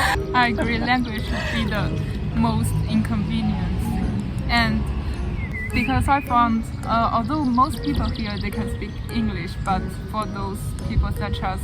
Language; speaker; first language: English; non-native, fluent; Chinese